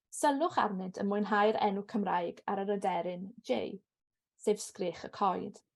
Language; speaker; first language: Welsh; native; Welsh